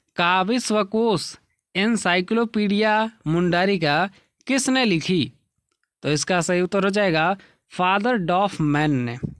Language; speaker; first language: Hindi; native; Hindi